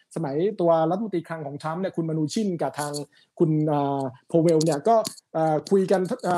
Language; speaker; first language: Thai; native; Thai